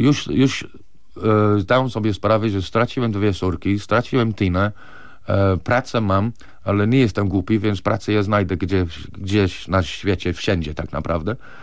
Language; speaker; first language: Polish; non-native, fluent; English